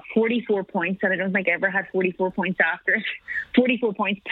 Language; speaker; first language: English; native; English